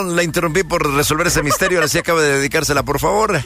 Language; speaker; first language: Spanish; native; Spanish